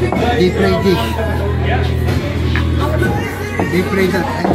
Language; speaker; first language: English; non-native, learner; Filipino